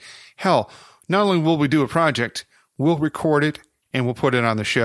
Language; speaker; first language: English; native; English